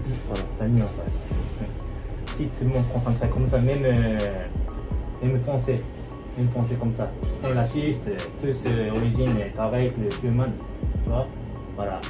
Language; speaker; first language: French; non-native, learner; Japanese